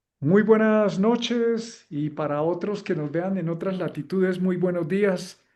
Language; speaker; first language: Spanish; native; Spanish